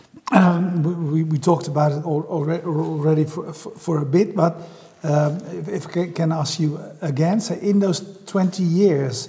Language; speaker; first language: English; non-native, fluent; Dutch